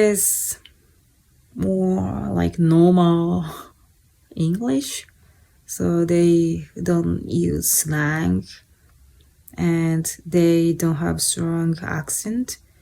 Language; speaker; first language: English; non-native, fluent; Japanese